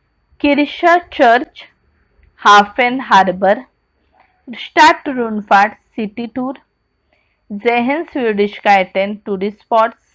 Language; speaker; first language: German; non-native, learner; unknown